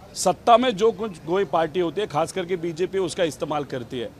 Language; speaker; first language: Hindi; non-native, local second language; Marathi